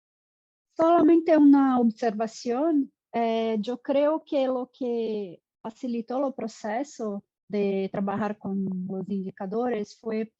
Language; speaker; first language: Spanish; non-native, fluent; Portuguese